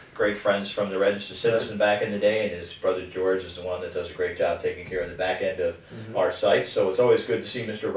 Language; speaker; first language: English; native; English